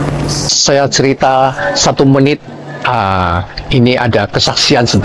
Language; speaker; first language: Indonesian; non-native, learner; Cantonese